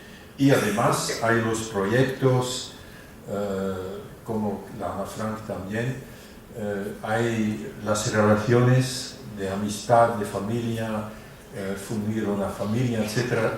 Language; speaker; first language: Spanish; non-native, fluent; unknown